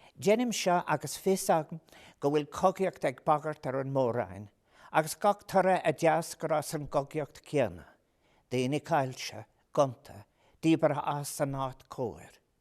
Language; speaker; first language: Irish; non-native, local second language; English